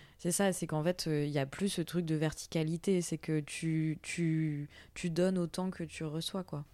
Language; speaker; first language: French; native; French